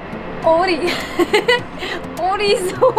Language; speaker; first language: Korean; non-native, learner; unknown